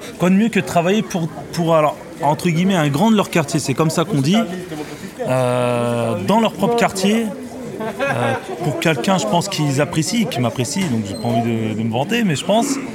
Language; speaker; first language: French; native; French